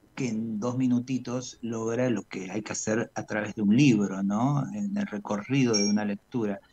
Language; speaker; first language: Spanish; native; Spanish